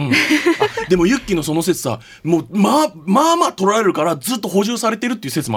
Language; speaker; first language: Japanese; native; Japanese